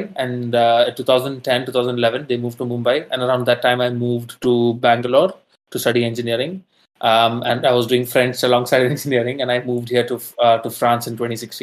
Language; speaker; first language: English; non-native, local second language; Tamil